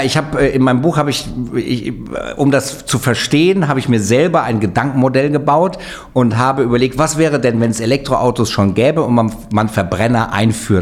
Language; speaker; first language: German; native; German